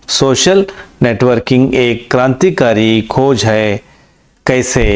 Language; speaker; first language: Hindi; non-native, local second language; Kannada